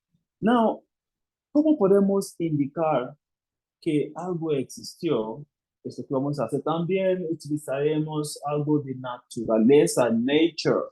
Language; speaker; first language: Spanish; non-native, fluent; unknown